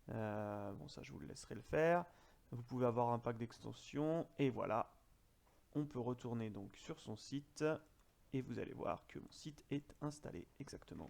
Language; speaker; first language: French; native; French